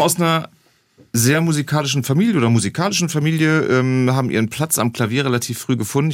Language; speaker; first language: German; native; German